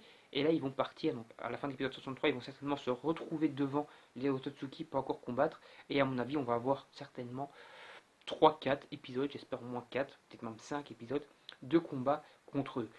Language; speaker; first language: French; native; French